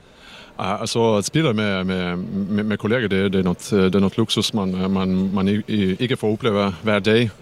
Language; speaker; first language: Danish; non-native, fluent; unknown